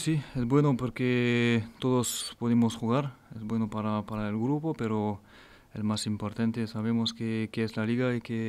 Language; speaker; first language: Spanish; non-native, fluent; French